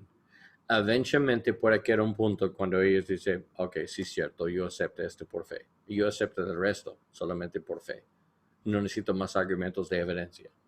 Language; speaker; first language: Spanish; non-native, learner; English